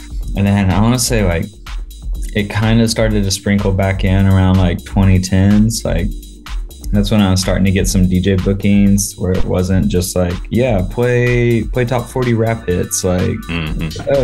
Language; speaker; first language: English; native; English